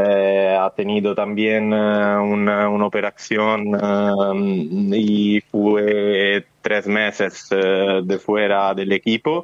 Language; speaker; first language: Spanish; non-native, fluent; Italian